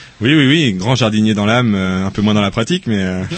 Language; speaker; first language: French; native; French